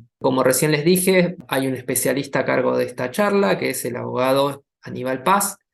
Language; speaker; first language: Spanish; native; Spanish